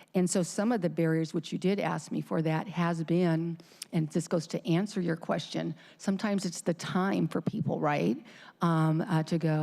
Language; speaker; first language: English; native; English